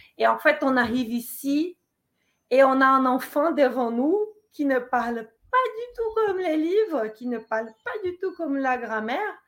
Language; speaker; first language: French; non-native, fluent; Portuguese